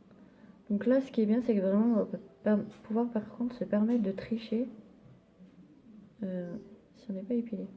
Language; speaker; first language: French; native; French